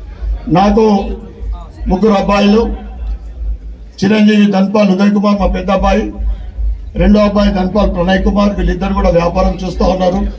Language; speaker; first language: Telugu; native; Telugu